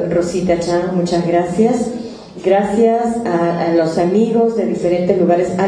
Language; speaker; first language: Spanish; native; Spanish